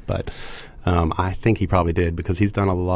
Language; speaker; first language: English; native; English